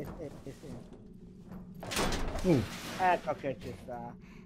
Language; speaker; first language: Italian; native; Italian